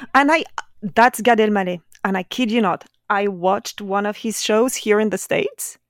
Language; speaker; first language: English; non-native, fluent; French